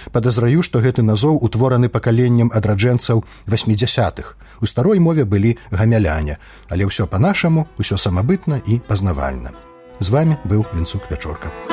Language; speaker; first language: Belarusian; native; Belarusian